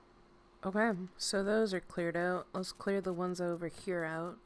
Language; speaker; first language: English; native; English